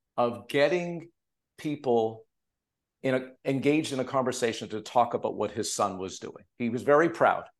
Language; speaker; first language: English; native; English